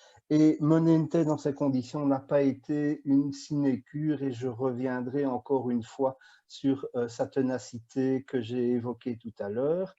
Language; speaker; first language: French; native; French